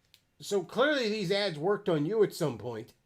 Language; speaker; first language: English; native; English